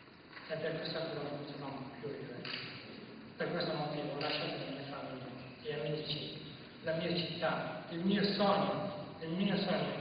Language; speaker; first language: Italian; non-native, learner; Kurdish